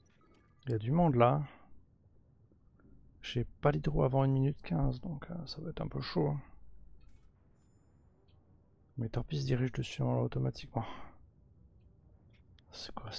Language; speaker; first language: French; native; French